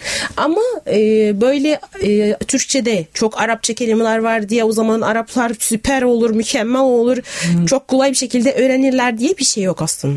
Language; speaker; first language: Turkish; non-native, fluent; Arabic